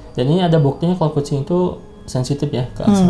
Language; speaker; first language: Indonesian; native; Indonesian